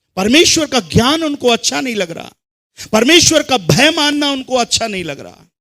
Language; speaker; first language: Hindi; non-native, local second language; Telugu